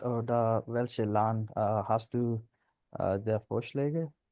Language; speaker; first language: German; non-native, learner; Punjabi